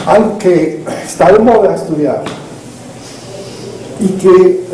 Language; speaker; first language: Spanish; native; Spanish